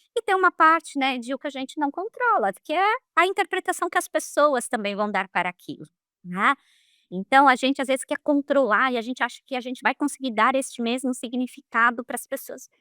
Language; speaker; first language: Portuguese; native; Portuguese